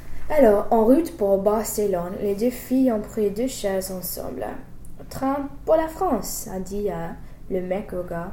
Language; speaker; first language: French; non-native, fluent; English